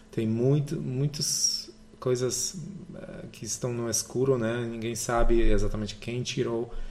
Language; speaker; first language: Portuguese; non-native, fluent; Polish